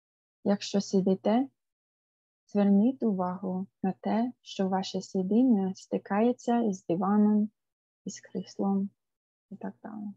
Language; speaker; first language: Ukrainian; non-native, fluent; English